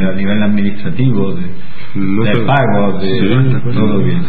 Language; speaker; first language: Spanish; native; Spanish